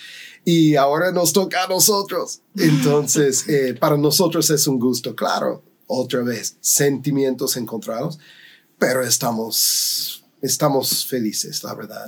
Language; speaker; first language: Spanish; non-native, fluent; English